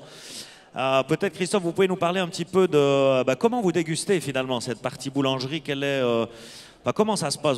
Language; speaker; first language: French; native; French